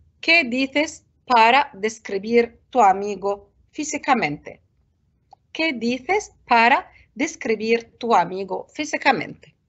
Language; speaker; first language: Spanish; non-native, fluent; Arabic